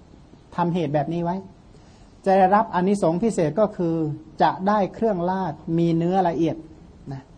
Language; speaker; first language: Thai; non-native, local second language; Khmer